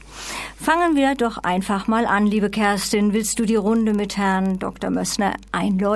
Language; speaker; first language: German; native; German